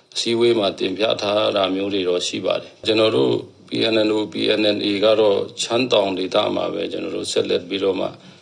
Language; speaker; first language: Burmese; non-native, local second language; Pa'o Karen